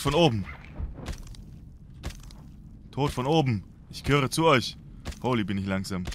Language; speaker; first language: German; native; German